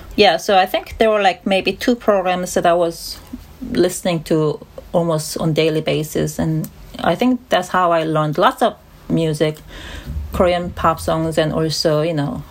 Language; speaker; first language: English; non-native, fluent; Korean